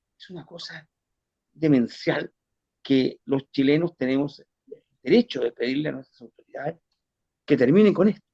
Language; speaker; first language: Spanish; native; Spanish